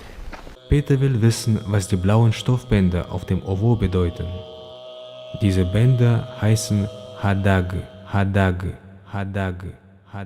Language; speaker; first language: German; native; German